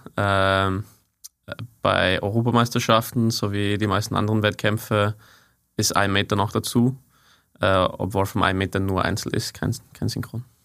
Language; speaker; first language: German; non-native, fluent; English